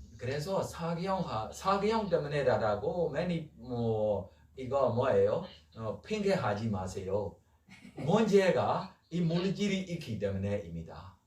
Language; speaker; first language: Korean; non-native, learner; Burmese